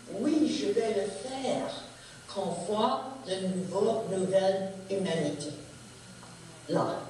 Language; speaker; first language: French; non-native, learner; English